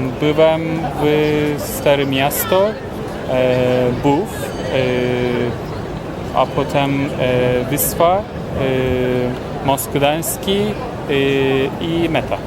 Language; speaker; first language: Polish; non-native, learner; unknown